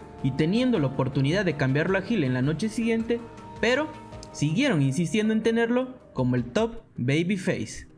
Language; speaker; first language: Spanish; native; Spanish